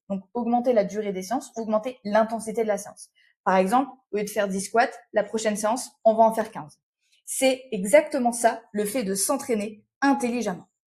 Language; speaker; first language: French; native; French